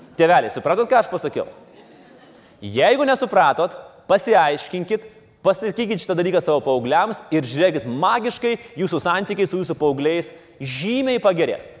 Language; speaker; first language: Lithuanian; native; Lithuanian